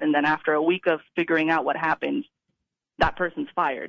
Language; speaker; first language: English; non-native, fluent; Italian